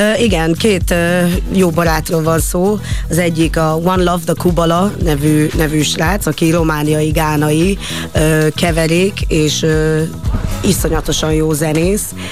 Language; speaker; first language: Hungarian; non-native, fluent; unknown